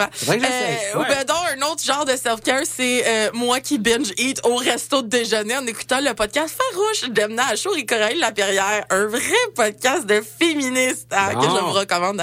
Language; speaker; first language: French; native; French